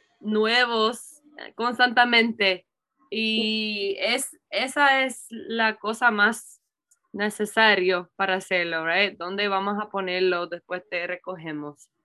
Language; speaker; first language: Spanish; non-native, learner; English